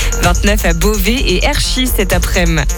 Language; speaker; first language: French; native; French